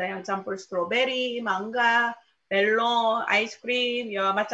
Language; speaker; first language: Indonesian; non-native, fluent; Korean